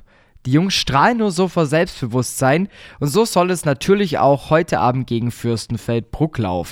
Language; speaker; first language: German; native; German